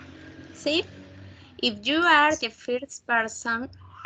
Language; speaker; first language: English; non-native, fluent; Spanish